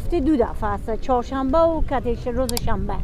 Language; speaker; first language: Persian; native; Persian